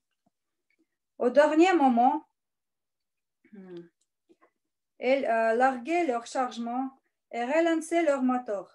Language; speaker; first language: French; non-native, learner; Russian